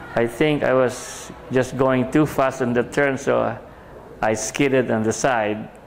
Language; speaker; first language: English; non-native, local second language; Filipino